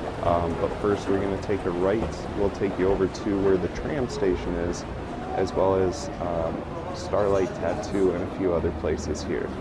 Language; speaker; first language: English; native; English